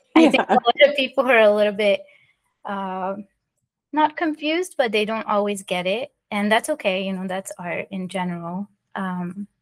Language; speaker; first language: English; early bilingual, other home language; French